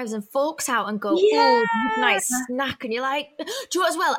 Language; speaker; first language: English; native; English